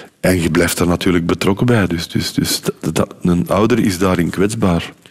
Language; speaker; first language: Dutch; native; Dutch